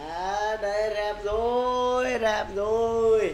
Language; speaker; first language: Vietnamese; non-native, learner; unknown